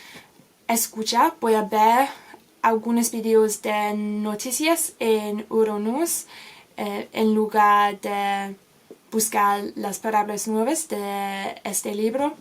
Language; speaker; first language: Spanish; non-native, learner; English